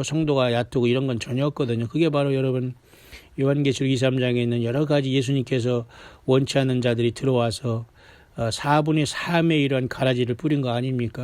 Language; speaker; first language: Korean; native; Korean